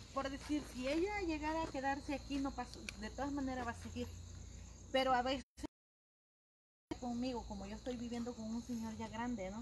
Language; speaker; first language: Spanish; native; Spanish